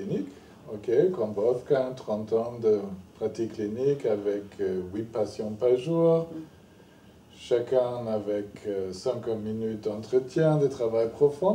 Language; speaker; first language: French; non-native, fluent; German